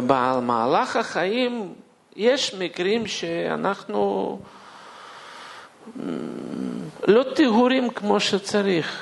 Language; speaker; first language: Hebrew; non-native, fluent; Russian